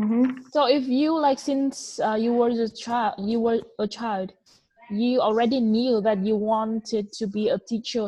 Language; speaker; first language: English; non-native, fluent; Vietnamese